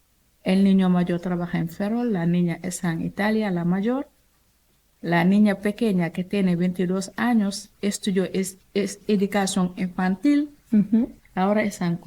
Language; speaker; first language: Spanish; non-native, learner; Wolof